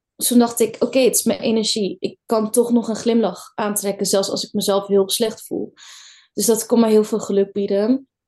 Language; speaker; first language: Dutch; early bilingual, other home language; Kurdish